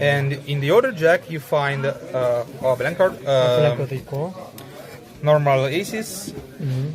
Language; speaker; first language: English; non-native, fluent; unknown